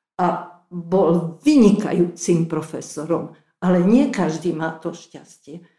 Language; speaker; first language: Slovak; non-native, local second language; Hungarian